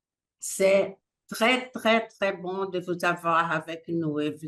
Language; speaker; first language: French; non-native, fluent; Portuguese